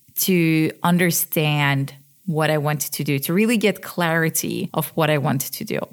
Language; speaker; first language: English; early bilingual, other home language; Russian